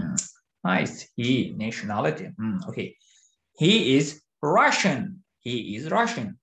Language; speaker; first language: English; non-native, fluent; Turkish